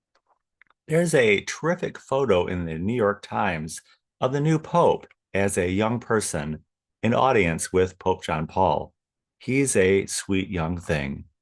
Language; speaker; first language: English; native; English